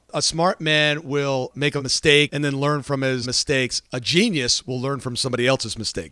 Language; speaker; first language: English; native; English